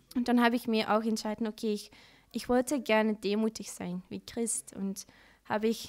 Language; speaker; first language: German; non-native, learner; Dutch